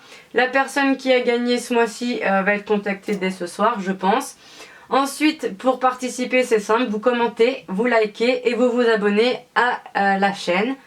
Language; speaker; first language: French; native; French